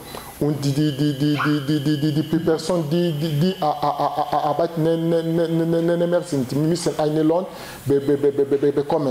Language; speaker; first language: German; non-native, learner; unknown